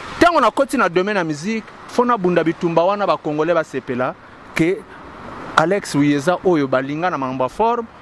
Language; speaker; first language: Lingala; native; Lingala